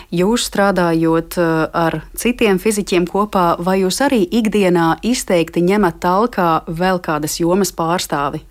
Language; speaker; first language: Latvian; native; Latvian